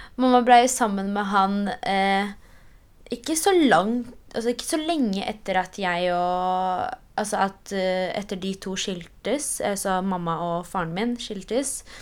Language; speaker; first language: Norwegian; early bilingual, other home language; Polish